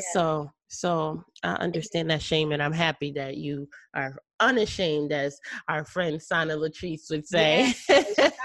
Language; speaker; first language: English; native; English